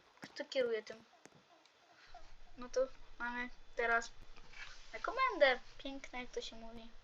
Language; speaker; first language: Polish; native; Polish